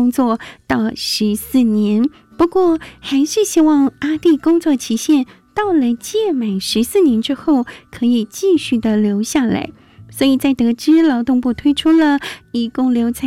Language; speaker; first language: Chinese; native; Chinese